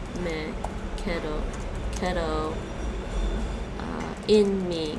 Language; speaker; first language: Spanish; non-native, learner; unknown